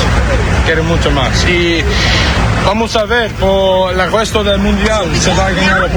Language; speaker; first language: Spanish; non-native, learner; Portuguese